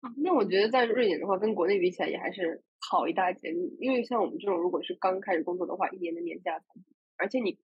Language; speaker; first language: Chinese; native; Chinese